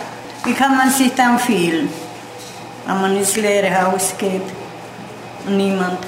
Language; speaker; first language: German; native; German